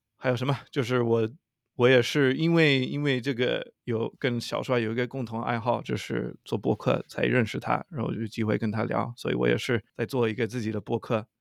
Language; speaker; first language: Chinese; non-native, fluent; English